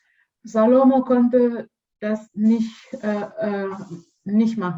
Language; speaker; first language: German; non-native, learner; Indonesian